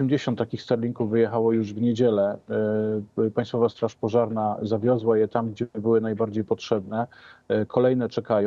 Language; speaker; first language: Polish; native; Polish